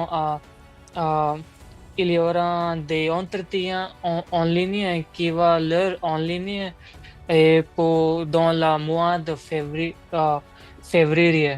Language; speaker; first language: French; non-native, learner; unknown